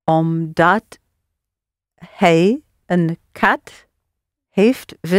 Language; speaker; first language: Dutch; non-native, learner; English